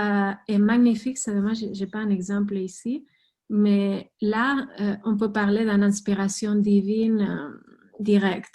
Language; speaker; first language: French; non-native, fluent; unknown